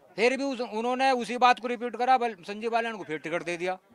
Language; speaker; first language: Hindi; native; Hindi